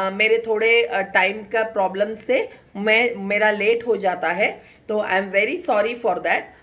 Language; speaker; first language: Hindi; non-native, local second language; Marathi